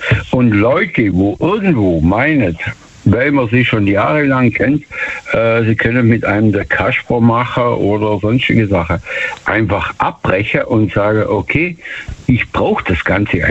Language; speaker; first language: German; native; German